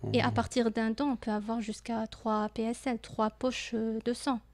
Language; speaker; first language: French; non-native, local second language; Arabic